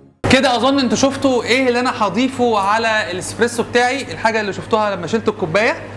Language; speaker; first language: Arabic; native; Arabic